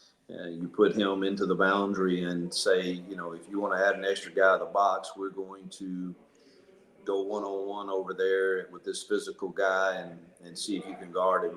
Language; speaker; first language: English; native; English